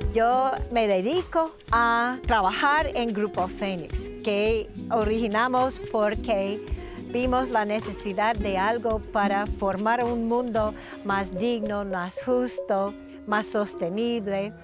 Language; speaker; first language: Spanish; non-native, fluent; English